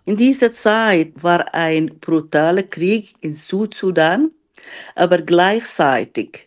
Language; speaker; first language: German; non-native, fluent; Arabic